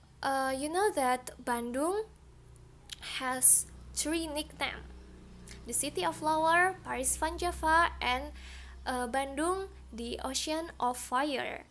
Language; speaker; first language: English; non-native, learner; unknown